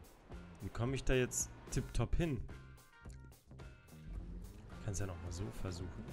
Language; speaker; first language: German; native; German